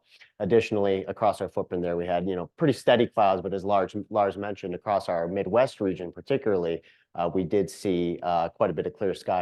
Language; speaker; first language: English; native; English